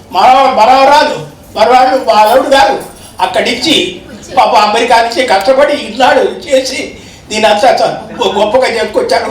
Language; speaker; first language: Telugu; native; Telugu